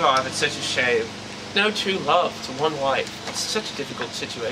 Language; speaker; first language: English; native; English